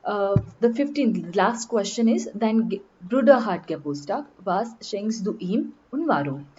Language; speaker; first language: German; non-native, learner; Marathi